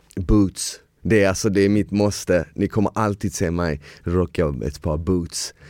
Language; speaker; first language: Swedish; early bilingual, other home language; Bosnian